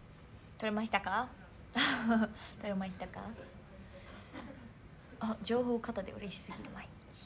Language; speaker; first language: Japanese; native; Japanese